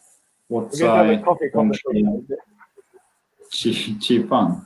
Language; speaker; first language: Chinese; non-native, learner; Swedish